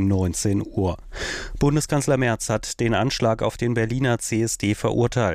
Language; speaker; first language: German; native; German